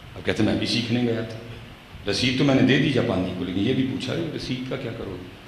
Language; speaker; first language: Urdu; non-native, local second language; Punjabi